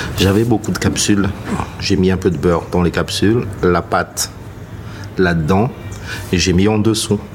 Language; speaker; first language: French; non-native, local second language; Malagasy